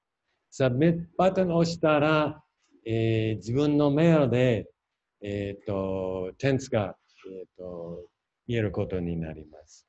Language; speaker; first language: Japanese; non-native, fluent; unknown